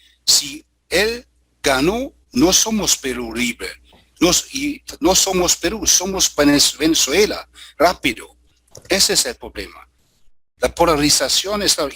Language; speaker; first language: Spanish; non-native, fluent; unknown